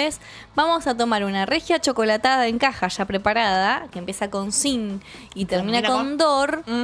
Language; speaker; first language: Spanish; native; Spanish